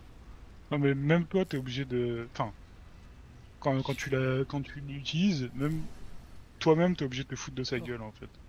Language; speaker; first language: French; native; French